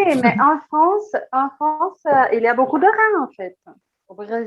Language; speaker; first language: French; non-native, fluent; Portuguese